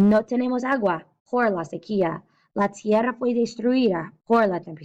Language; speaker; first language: Spanish; non-native, fluent; English